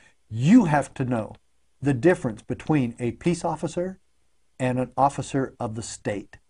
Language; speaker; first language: English; native; English